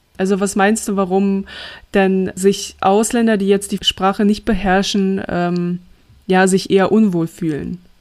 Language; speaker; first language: German; early bilingual, other home language; Russian